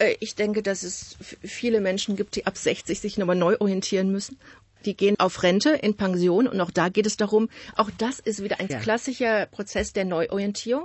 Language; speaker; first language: German; native; German